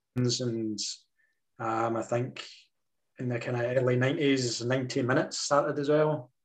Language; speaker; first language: English; native; English